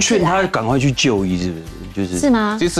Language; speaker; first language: Chinese; native; Chinese